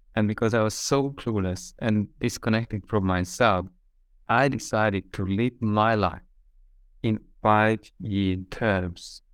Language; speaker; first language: English; non-native, fluent; Hungarian